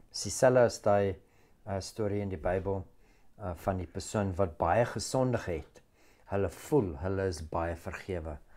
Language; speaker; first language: Afrikaans; non-native, local second language; English